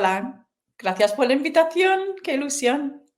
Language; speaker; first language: Spanish; non-native, fluent; English